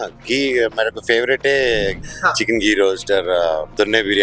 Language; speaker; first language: Hindi; non-native, local second language; Telugu